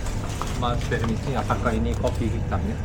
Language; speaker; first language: Indonesian; non-native, learner; Korean